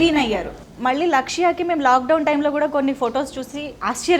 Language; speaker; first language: Telugu; native; Telugu